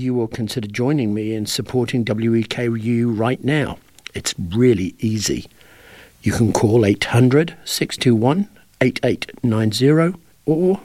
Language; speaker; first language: English; native; English